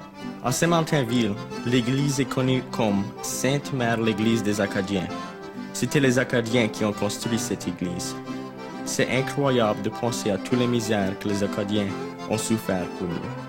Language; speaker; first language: French; non-native, local second language; English